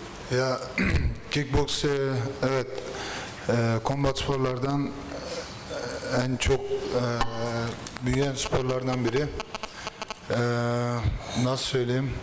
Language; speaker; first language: Turkish; early bilingual, heritage; Turkish